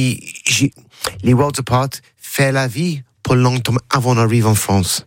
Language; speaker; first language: French; non-native, learner; English